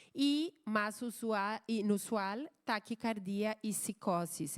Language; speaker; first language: Spanish; non-native, fluent; Portuguese